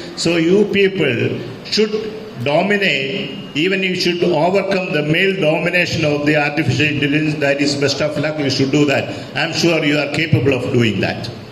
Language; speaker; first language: English; non-native, local second language; Malayalam